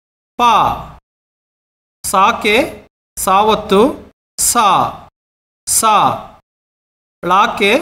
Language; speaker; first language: Kannada; native; Kannada